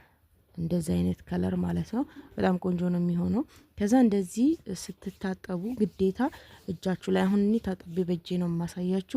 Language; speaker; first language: Amharic; native; Amharic